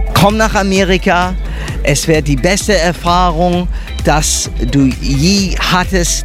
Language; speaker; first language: German; early bilingual, heritage; English